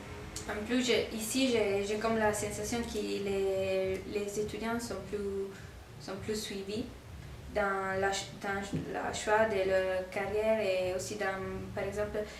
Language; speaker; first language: French; non-native, fluent; Italian